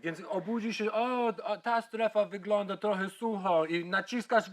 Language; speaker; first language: Polish; non-native, learner; English